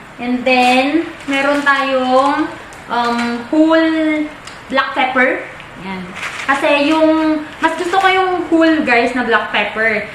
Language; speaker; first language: Filipino; non-native, local second language; Iloko